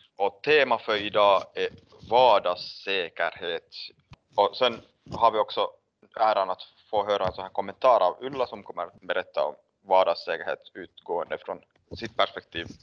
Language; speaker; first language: Swedish; native; Swedish